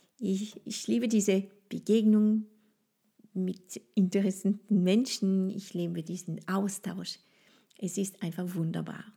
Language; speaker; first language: German; non-native, fluent; French